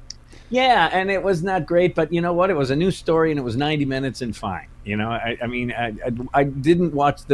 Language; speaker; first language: English; native; English